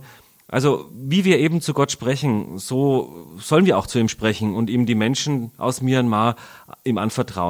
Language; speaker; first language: German; native; German